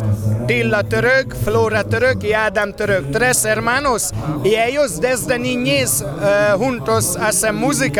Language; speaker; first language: Spanish; non-native, fluent; Hungarian